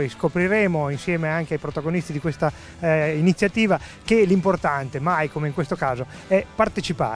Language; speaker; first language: Italian; native; Italian